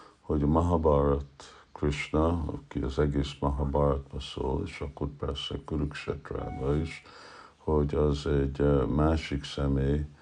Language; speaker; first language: Hungarian; early bilingual, heritage; Hungarian